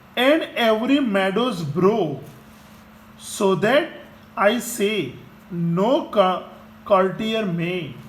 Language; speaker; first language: English; non-native, local second language; Gujarati